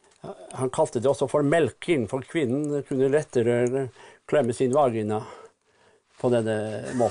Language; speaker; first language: Norwegian; native; Norwegian